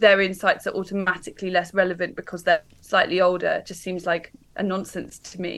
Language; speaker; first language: English; native; English